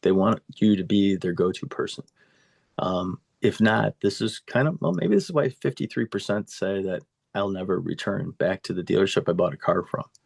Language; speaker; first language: English; native; English